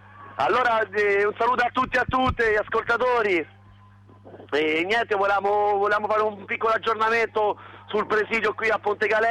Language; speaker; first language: Italian; native; Italian